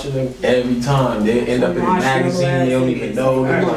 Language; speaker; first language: English; native; English